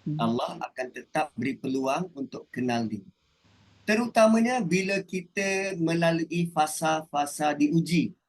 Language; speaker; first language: Malay; native; Malay